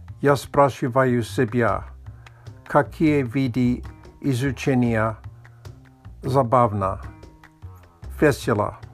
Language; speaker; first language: Russian; non-native, learner; Latvian